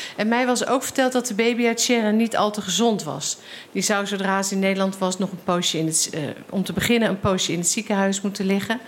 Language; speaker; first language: Dutch; native; Dutch